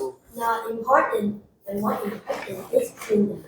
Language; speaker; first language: English; non-native, learner; Vietnamese